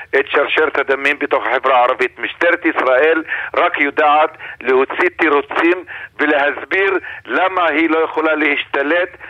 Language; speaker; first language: Hebrew; non-native, local second language; Arabic